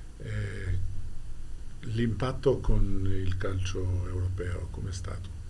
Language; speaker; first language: Italian; non-native, fluent; Albanian